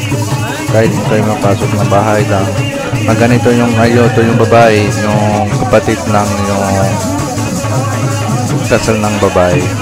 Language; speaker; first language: Filipino; early bilingual, heritage; Filipino